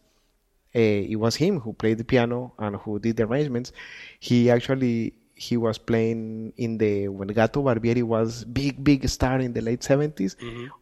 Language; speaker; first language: English; non-native, fluent; Spanish